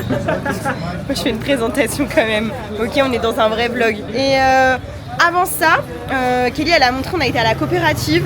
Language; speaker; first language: French; native; French